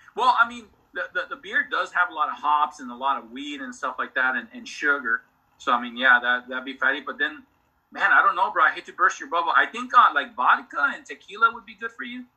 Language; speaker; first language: English; early bilingual, other home language; Spanish